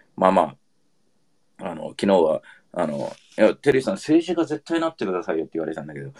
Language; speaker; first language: Japanese; early bilingual, heritage; Japanese